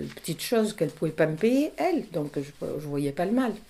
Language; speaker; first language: French; native; French